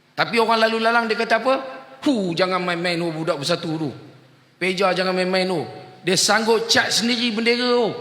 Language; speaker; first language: Malay; native; Malay